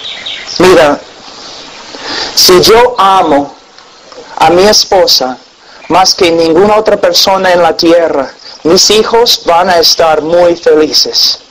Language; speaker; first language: Spanish; non-native, fluent; English